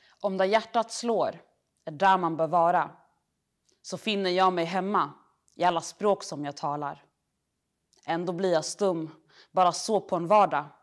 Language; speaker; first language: Swedish; early bilingual, other home language; Arabic